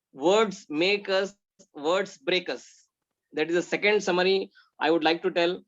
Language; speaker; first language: English; non-native, local second language; Urdu